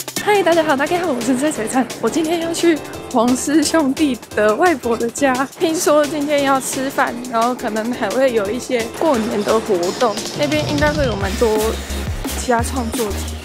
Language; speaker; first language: Chinese; non-native, fluent; English